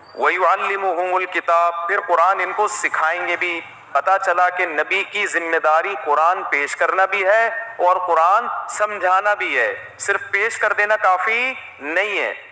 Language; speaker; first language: Urdu; non-native, local second language; Pashto